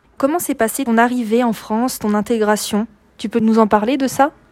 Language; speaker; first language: French; native; French